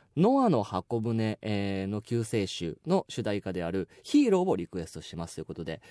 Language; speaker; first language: Japanese; native; Japanese